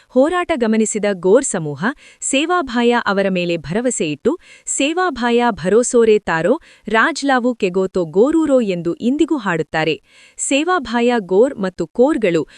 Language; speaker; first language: Kannada; non-native, local second language; Lambadi